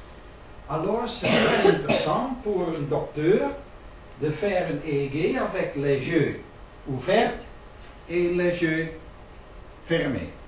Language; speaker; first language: French; non-native, learner; Dutch